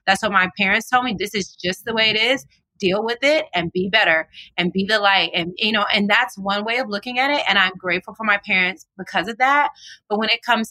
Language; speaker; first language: English; native; English